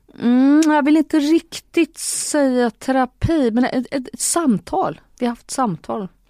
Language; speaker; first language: Swedish; native; Swedish